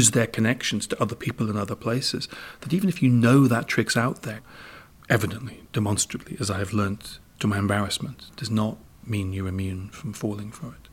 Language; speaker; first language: English; native; English